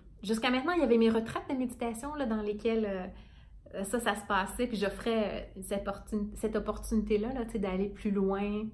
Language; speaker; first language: French; native; French